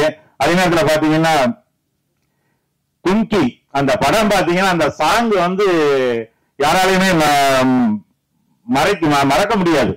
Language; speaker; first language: Tamil; native; Tamil